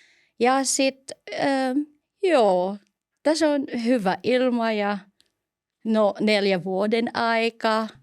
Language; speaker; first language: Finnish; non-native, learner; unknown